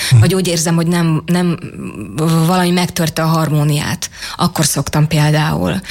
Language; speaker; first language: Hungarian; native; Hungarian